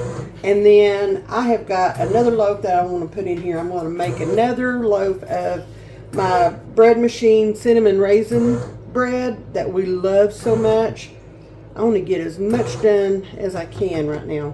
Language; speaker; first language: English; native; English